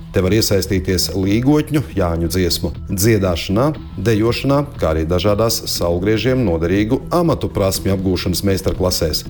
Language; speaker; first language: Latvian; non-native, local second language; Russian